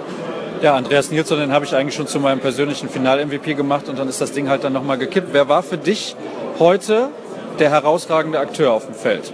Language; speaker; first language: German; native; German